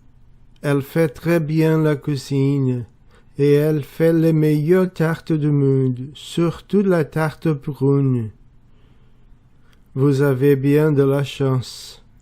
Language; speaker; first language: French; non-native, learner; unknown